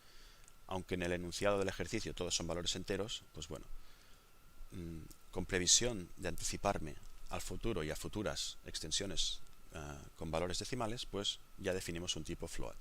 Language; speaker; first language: Spanish; native; Spanish